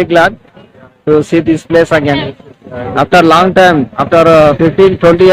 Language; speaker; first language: English; non-native, learner; Telugu